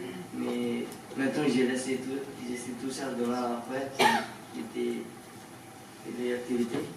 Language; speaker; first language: French; non-native, learner; Hindi